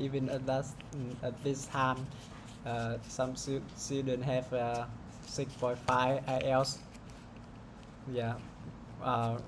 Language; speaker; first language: English; non-native, learner; Vietnamese